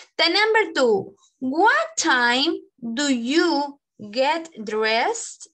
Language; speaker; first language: English; non-native, fluent; Spanish